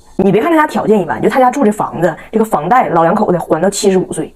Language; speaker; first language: Chinese; native; Chinese